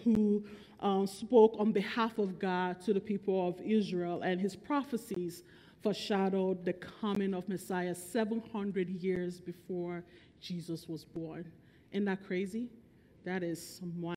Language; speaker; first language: English; non-native, local second language; Igbo